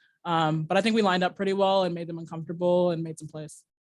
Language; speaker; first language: English; native; English